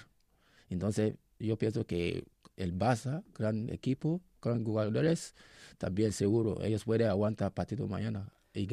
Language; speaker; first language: Spanish; non-native, learner; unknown